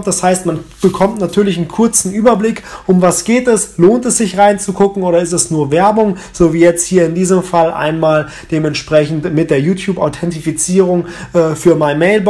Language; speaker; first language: German; native; German